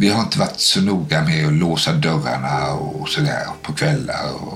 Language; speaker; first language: Swedish; native; Swedish